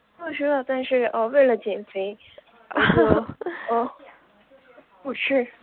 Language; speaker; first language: Chinese; non-native, learner; Korean